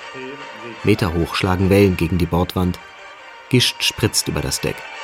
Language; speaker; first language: German; native; German